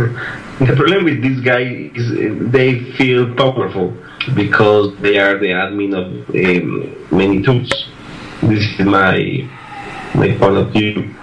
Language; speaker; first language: English; non-native, learner; Spanish